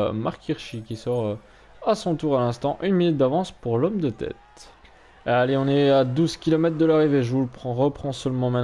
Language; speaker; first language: French; native; French